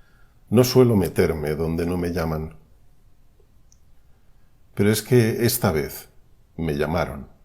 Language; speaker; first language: Spanish; native; Spanish